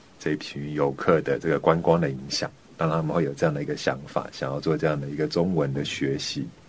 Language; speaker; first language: Chinese; native; Chinese